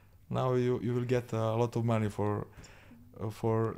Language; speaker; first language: English; non-native, learner; Serbian